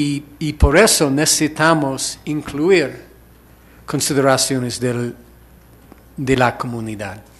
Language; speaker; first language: Spanish; non-native, fluent; English